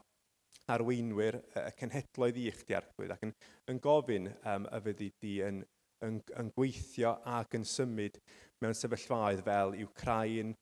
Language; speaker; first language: Welsh; native; Welsh